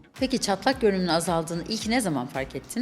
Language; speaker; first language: Turkish; native; Turkish